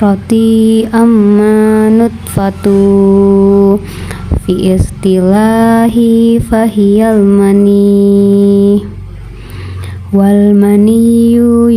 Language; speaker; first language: Arabic; non-native, learner; Indonesian